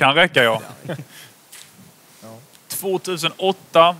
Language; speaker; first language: Swedish; native; Swedish